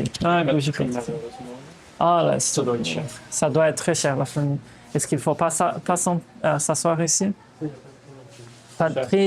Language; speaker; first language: French; non-native, fluent; Portuguese